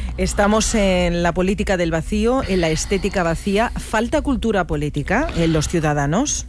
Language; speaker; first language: Spanish; native; Spanish